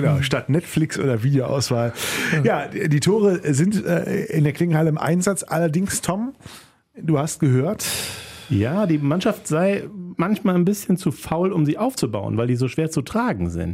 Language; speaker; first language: German; native; German